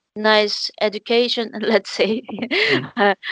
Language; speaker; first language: English; non-native, fluent; Korean